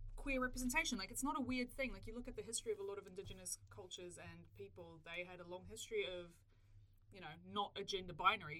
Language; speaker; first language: English; native; English